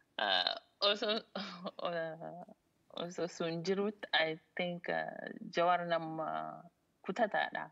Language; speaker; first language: Oromo; early bilingual, heritage; Oromo